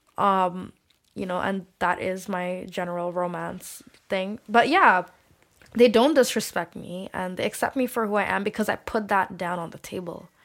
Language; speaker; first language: English; early bilingual, other home language; Bangla